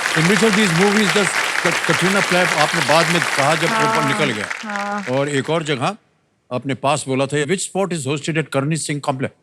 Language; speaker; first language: Hindi; native; Hindi